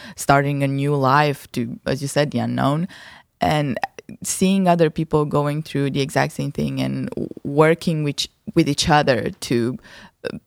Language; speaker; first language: English; non-native, fluent; Romanian